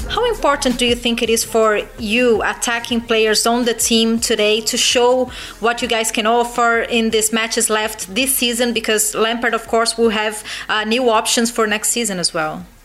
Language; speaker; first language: English; non-native, fluent; Portuguese